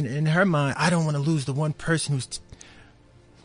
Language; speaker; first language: English; native; English